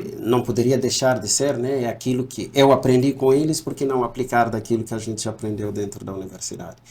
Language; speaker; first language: Portuguese; non-native, local second language; Upper Guinea Crioulo